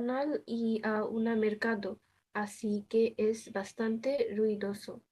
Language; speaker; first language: Spanish; non-native, learner; Bangla